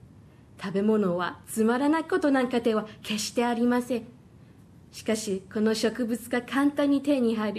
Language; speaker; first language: Japanese; non-native, fluent; Chinese